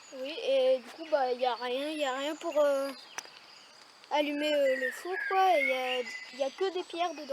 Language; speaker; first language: French; native; French